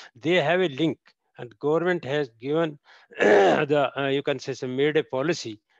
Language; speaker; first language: English; non-native, local second language; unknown